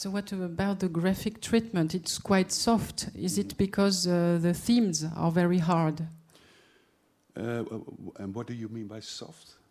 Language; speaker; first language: English; non-native, learner; French